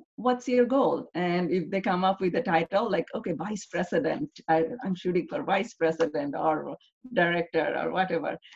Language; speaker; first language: English; non-native, local second language; Bangla